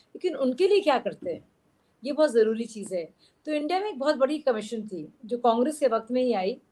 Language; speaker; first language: Hindi; native; Hindi